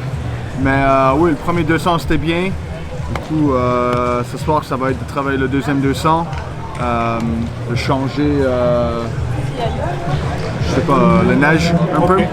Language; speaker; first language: French; non-native, fluent; English